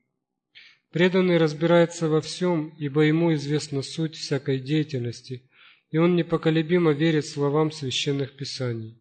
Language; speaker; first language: Russian; native; Russian